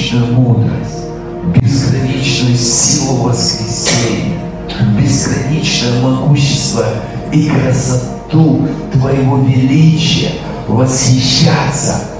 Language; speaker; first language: Russian; native; Russian